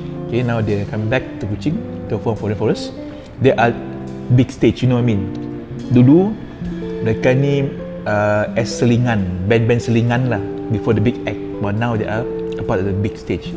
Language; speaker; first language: English; non-native, local second language; Malay